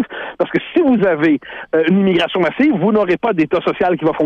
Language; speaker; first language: French; native; French